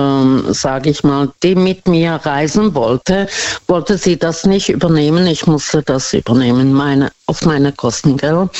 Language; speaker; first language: German; non-native, fluent; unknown